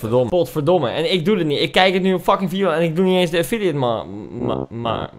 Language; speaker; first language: Dutch; native; Dutch